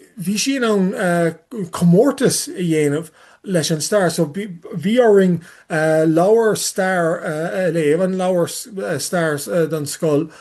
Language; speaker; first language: Irish; non-native, learner; English